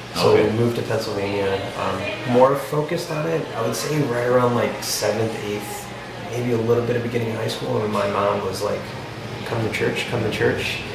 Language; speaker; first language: English; native; English